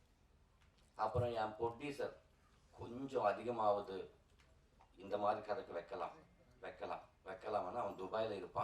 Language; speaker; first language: Tamil; non-native, learner; Telugu